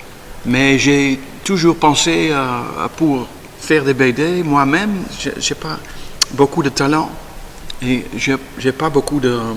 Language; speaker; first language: French; non-native, learner; Dutch